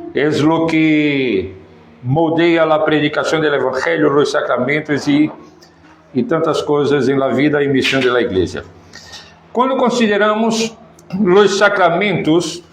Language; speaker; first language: Spanish; non-native, fluent; Portuguese